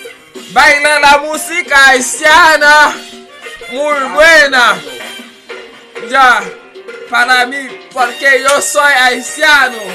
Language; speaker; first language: Spanish; non-native, learner; Haitian Creole